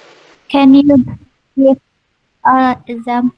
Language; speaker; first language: English; non-native, learner; Indonesian